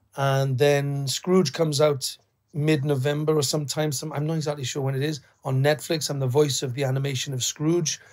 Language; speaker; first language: English; native; English